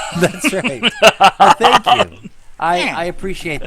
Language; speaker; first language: English; native; English